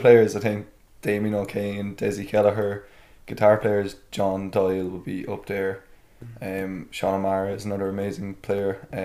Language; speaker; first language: English; native; English